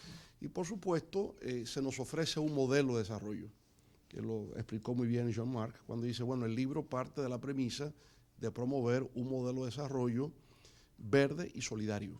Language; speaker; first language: Spanish; native; Spanish